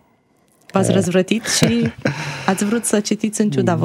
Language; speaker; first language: Romanian; native; Romanian